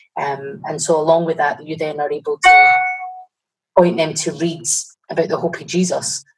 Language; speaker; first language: English; native; English